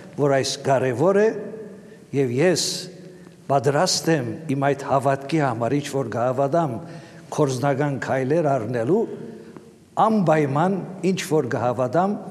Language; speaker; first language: Armenian; native; Armenian